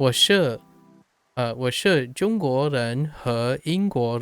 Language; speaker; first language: Chinese; non-native, learner; English